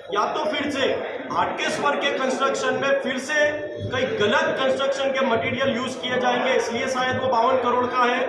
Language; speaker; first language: Hindi; non-native, local second language; Gujarati